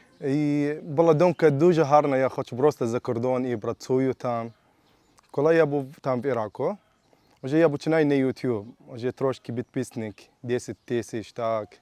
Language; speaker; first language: Ukrainian; non-native, learner; Arabic